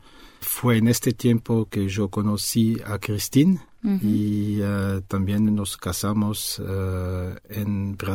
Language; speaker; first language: Spanish; non-native, fluent; French